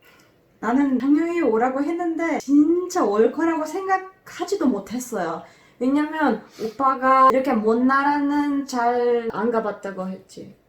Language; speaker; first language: Korean; non-native, fluent; Macedonian